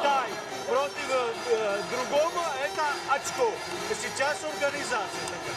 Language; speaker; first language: Russian; non-native, learner; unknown